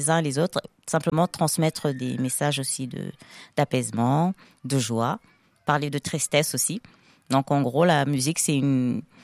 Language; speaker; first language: French; non-native, local second language; Lingala